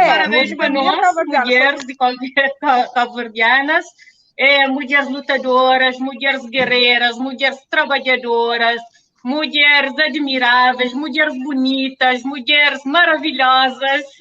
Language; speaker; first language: Portuguese; non-native, local second language; Kabuverdianu